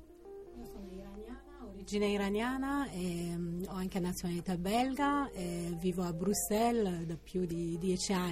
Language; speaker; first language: Italian; non-native, fluent; Persian